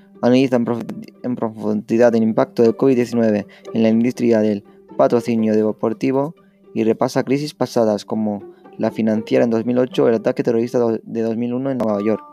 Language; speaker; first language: Spanish; early bilingual, other home language; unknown